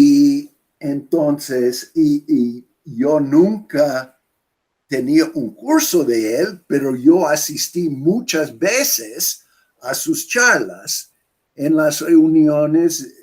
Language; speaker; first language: Spanish; non-native, fluent; English